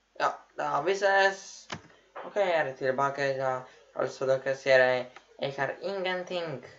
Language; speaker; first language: Norwegian; non-native, learner; Polish